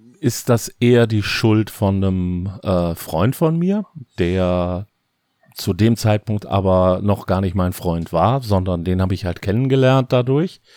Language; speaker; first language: German; native; German